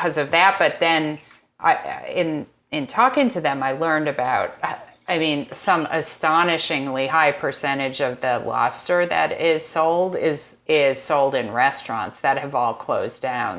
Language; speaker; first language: English; native; English